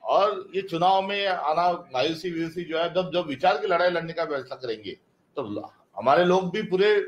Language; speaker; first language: Hindi; non-native, local second language; Marathi